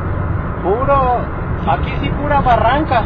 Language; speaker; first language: Spanish; native; Spanish